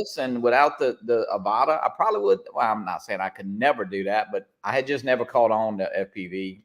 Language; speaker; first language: English; native; English